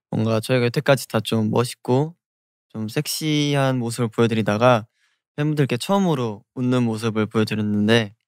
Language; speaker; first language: Korean; native; Korean